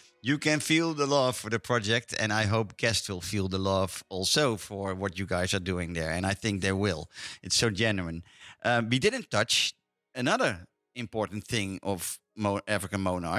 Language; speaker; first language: English; non-native, fluent; Dutch